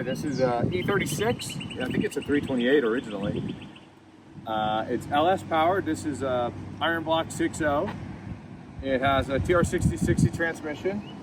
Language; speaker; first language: English; native; English